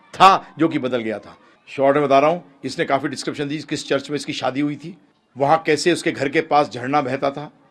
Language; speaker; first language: Hindi; native; Hindi